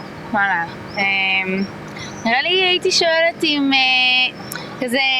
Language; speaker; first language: Hebrew; native; Hebrew